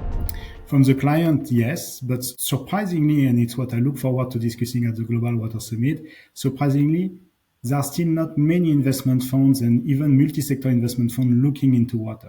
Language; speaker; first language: English; non-native, fluent; French